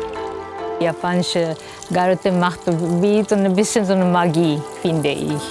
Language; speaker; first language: German; non-native, fluent; Japanese